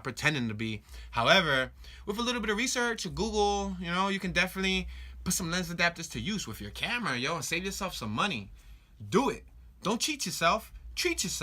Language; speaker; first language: English; native; English